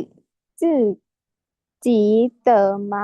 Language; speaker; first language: Chinese; non-native, learner; Lao